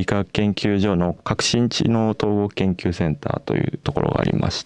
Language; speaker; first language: Japanese; native; Japanese